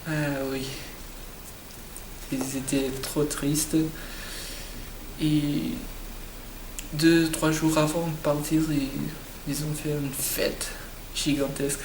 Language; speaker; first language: French; non-native, learner; Portuguese